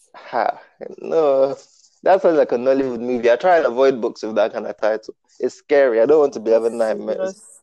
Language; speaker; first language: English; non-native, local second language; Igbo